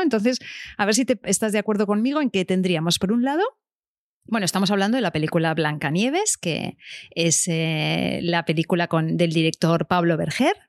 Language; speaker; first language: Spanish; native; Spanish